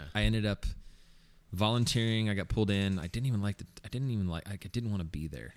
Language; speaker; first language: English; early bilingual, other home language; Spanish